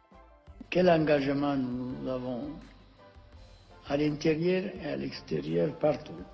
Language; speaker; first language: French; non-native, fluent; Amharic